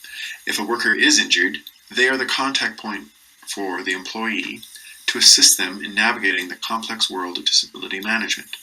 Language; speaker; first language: English; native; English